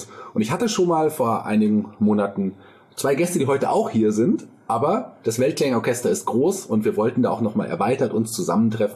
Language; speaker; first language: German; native; German